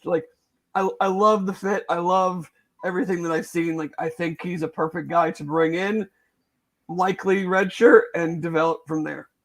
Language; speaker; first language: English; native; English